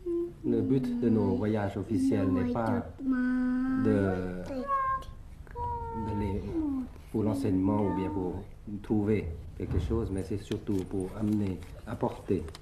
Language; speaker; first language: French; early bilingual, other home language; Thai